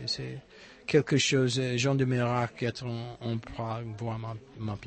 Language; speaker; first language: French; non-native, learner; English